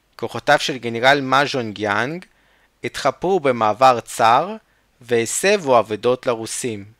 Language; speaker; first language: Hebrew; non-native, fluent; Russian